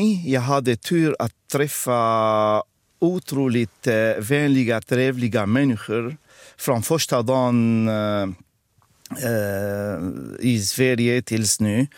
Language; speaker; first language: Swedish; non-native, fluent; Arabic